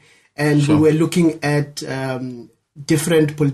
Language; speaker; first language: English; non-native, local second language; Northern Sotho